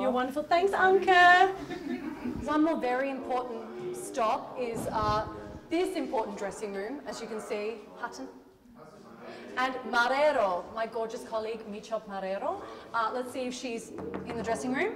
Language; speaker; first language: English; native; English